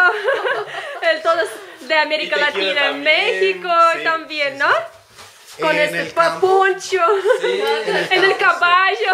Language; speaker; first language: Spanish; non-native, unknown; Russian